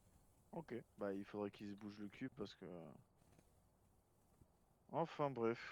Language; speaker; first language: French; native; French